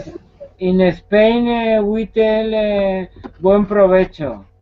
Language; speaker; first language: English; non-native, learner; Spanish